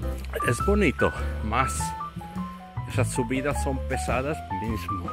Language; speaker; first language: Spanish; non-native, fluent; Portuguese